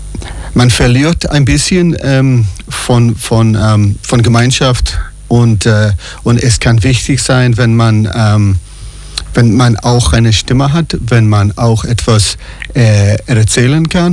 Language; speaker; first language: German; non-native, fluent; English